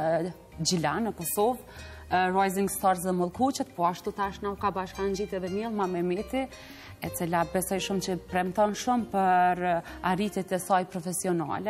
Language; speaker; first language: Albanian; native; Albanian